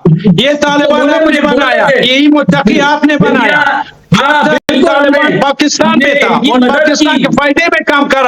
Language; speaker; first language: Hindi; non-native, learner; Pashto